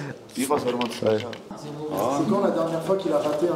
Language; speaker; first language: French; native; French